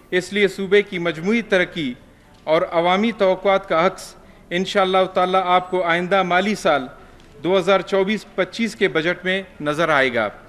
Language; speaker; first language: Urdu; non-native, local second language; Baluchi